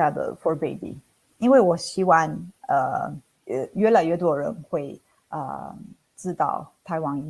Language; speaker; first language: Chinese; non-native, fluent; Italian